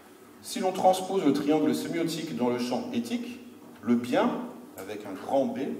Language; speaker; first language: French; native; French